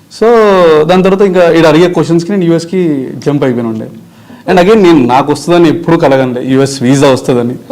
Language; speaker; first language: Telugu; native; Telugu